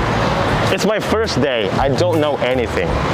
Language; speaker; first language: English; non-native, fluent; Indonesian